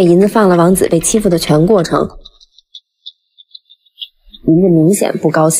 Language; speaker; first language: Chinese; native; Chinese